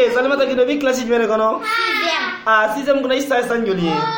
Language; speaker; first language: German; non-native, learner; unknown